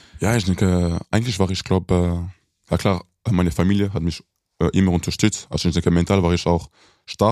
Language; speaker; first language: German; non-native, local second language; French